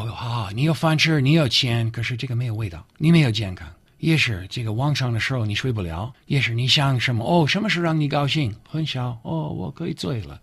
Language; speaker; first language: Chinese; non-native, learner; English